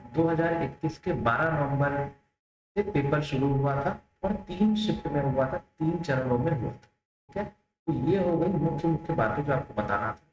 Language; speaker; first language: Hindi; native; Hindi